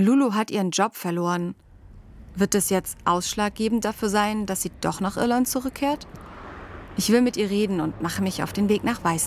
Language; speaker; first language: German; native; German